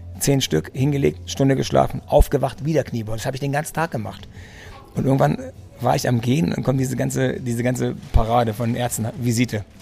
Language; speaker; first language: German; early bilingual, other home language; Greek